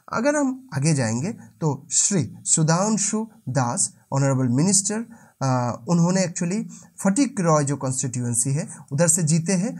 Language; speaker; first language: Hindi; non-native, local second language; Bangla